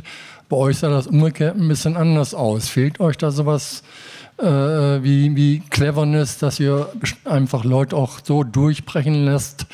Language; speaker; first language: German; native; German